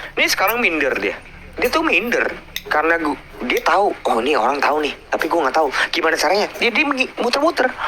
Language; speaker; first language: Indonesian; native; Indonesian